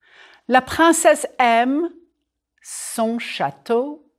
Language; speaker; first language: French; non-native, fluent; English